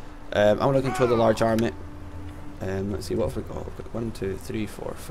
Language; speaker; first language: English; native; English